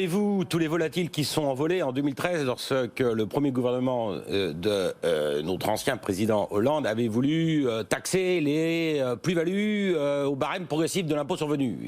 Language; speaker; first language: French; native; French